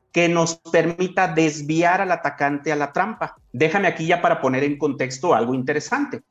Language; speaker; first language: Spanish; native; Spanish